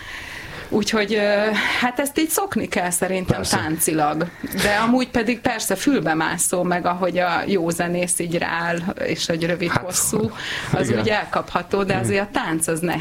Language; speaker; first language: Hungarian; native; Hungarian